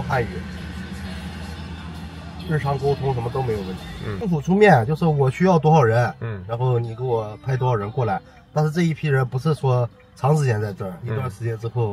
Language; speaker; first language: Chinese; native; Chinese